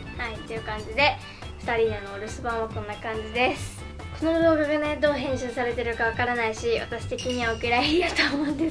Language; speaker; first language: Japanese; native; Japanese